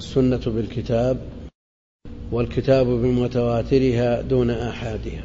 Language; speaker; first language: Arabic; native; Arabic